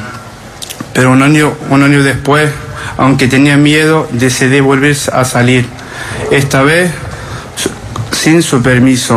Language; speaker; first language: Spanish; non-native, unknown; Arabic